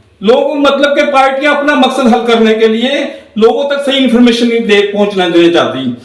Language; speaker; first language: Hindi; native; Hindi